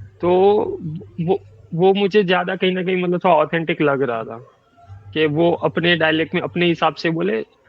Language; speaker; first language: Hindi; non-native, local second language; Gujarati